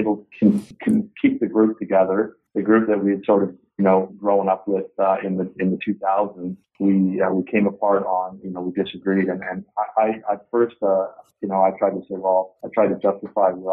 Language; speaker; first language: English; native; English